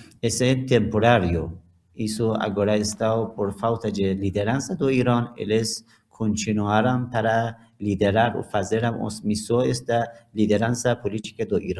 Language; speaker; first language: Portuguese; non-native, learner; Persian